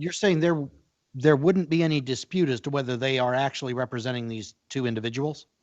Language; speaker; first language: English; native; English